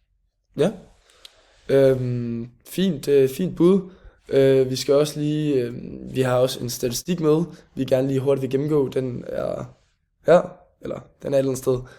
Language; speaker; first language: Danish; native; Danish